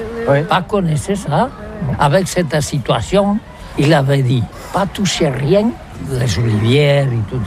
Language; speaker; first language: French; non-native, learner; Catalan